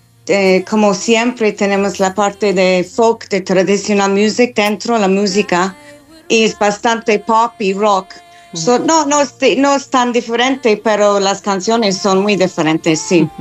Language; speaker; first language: Spanish; non-native, fluent; English